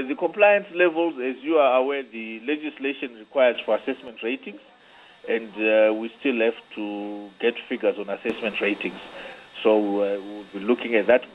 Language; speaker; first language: English; non-native, local second language; Shona